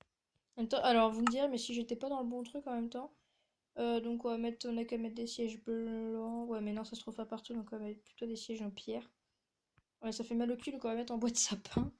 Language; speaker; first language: French; native; French